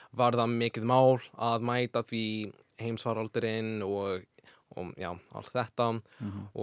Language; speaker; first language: Icelandic; non-native, fluent; English